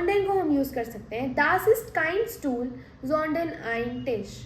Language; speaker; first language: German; non-native, fluent; Hindi